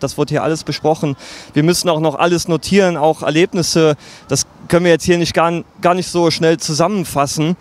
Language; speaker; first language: German; native; German